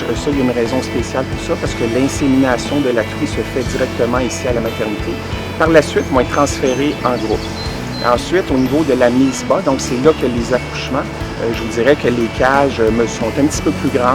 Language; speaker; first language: French; native; French